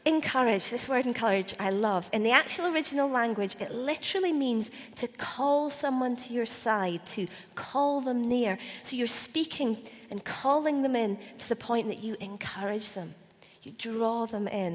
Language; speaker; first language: English; native; English